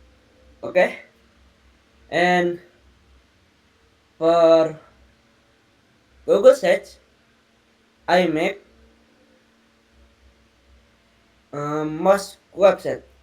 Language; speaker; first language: English; non-native, learner; Indonesian